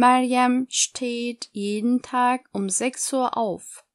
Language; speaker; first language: German; non-native, fluent; Turkish